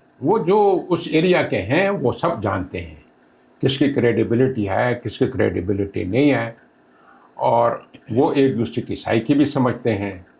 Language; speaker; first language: Urdu; non-native, local second language; Pashto